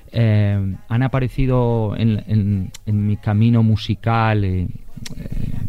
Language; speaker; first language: Spanish; native; Spanish